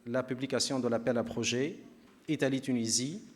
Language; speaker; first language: French; non-native, local second language; Arabic